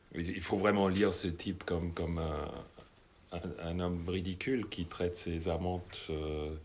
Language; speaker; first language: French; non-native, fluent; German